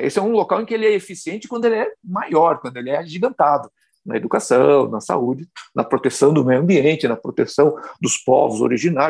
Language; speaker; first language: Portuguese; native; Portuguese